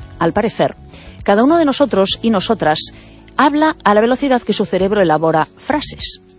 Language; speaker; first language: Spanish; native; Spanish